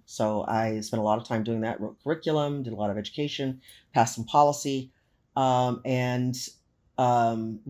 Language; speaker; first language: English; native; English